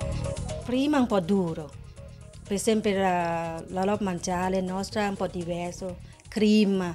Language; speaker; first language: Italian; non-native, learner; Thai